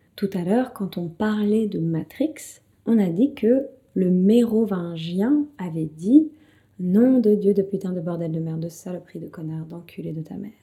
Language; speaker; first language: French; native; French